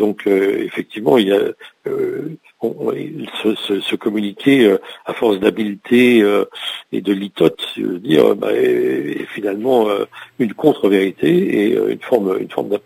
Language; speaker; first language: French; native; French